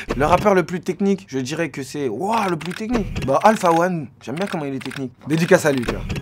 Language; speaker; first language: French; native; French